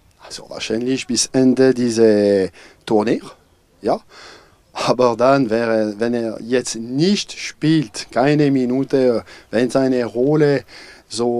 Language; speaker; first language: German; non-native, fluent; French